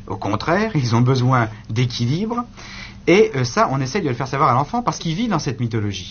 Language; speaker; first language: French; native; French